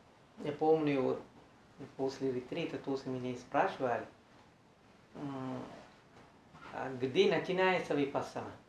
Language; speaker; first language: Russian; non-native, learner; Sinhala